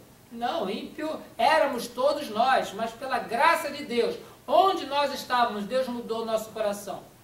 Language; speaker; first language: Portuguese; native; Portuguese